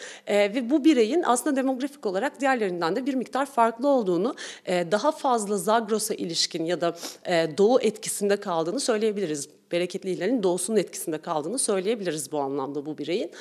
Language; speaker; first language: Turkish; native; Turkish